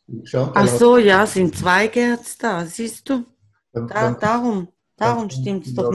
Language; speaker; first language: German; native; German